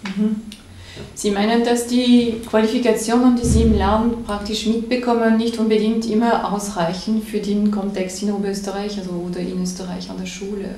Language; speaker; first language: German; native; German